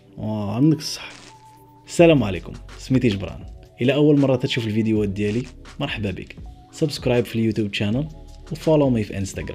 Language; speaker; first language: Arabic; native; Arabic